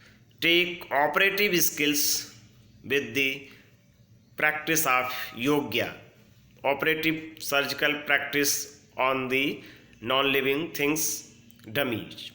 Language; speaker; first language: English; non-native, local second language; Hindi